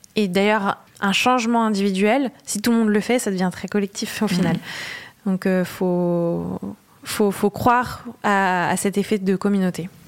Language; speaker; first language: French; native; French